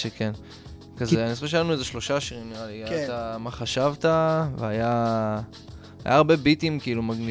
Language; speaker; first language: Hebrew; native; Hebrew